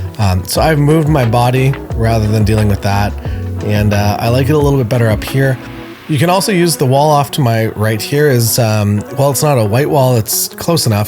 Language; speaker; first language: English; native; English